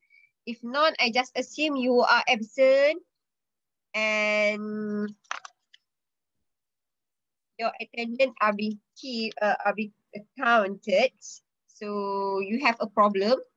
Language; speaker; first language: English; non-native, local second language; Malay